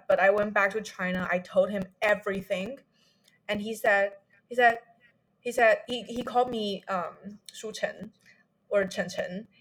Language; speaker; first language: English; non-native, fluent; Chinese